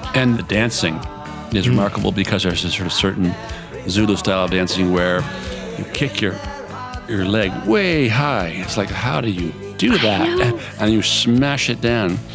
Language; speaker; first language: English; native; English